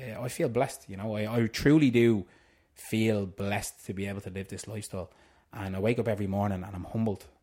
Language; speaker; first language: English; native; English